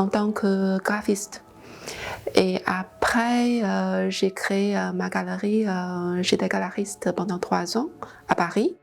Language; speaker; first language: French; non-native, fluent; Chinese